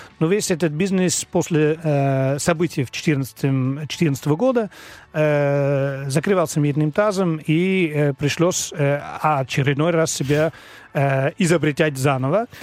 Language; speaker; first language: Russian; non-native, learner; Dutch